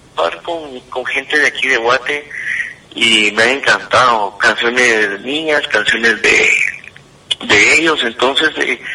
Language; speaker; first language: Spanish; native; Spanish